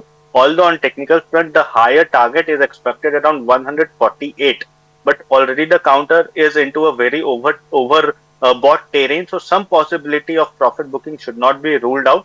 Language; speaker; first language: English; non-native, local second language; Hindi